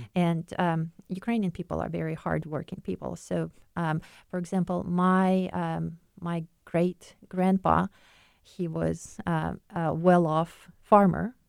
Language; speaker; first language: English; non-native, fluent; Ukrainian